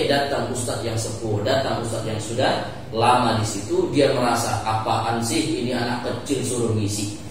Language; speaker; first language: Indonesian; native; Indonesian